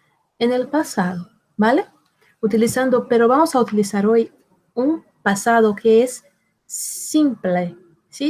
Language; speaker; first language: Spanish; non-native, fluent; Portuguese